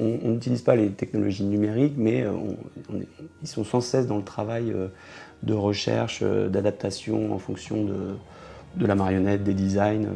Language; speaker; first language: French; native; French